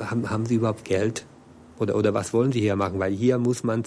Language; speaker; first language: German; non-native, fluent; Hungarian